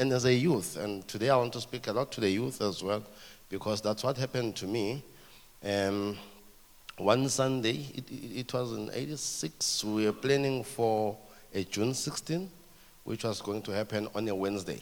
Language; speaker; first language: English; non-native, local second language; Zulu